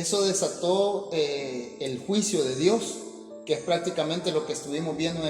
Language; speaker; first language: Spanish; native; Spanish